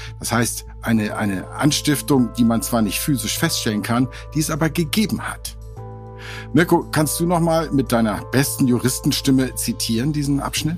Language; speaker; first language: German; native; German